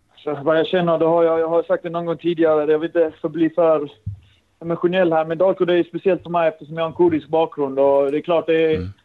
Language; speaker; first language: Swedish; early bilingual, other home language; Kurdish